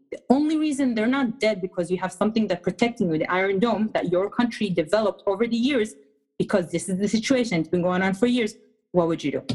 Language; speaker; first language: English; non-native, fluent; Hebrew